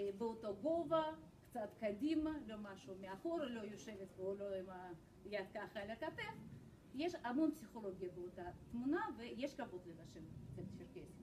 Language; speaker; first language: Hebrew; non-native, fluent; Russian